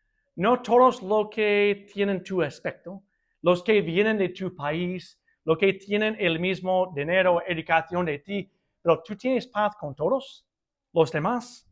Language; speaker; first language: Spanish; non-native, fluent; English